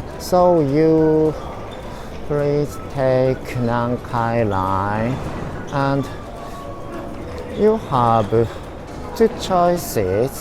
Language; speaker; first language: English; non-native, learner; Japanese